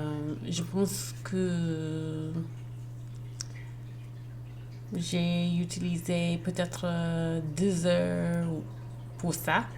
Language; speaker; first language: French; non-native, learner; English